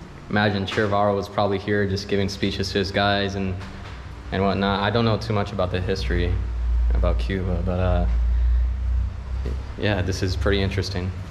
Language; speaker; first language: English; native; English